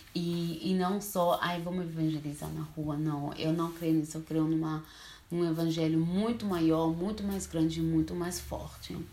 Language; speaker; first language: Portuguese; early bilingual, heritage; Portuguese